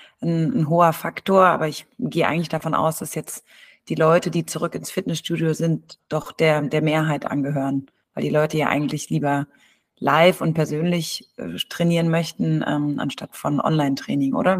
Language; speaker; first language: German; native; German